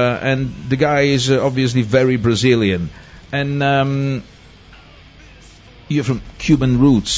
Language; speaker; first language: English; non-native, fluent; Bulgarian